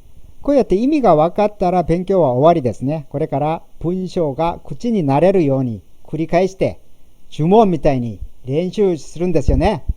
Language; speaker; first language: Japanese; non-native, fluent; Korean